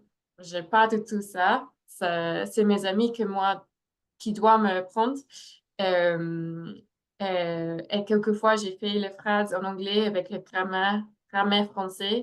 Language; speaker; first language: French; non-native, fluent; English